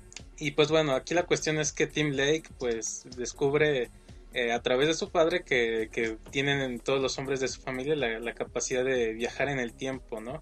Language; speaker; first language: Spanish; native; Spanish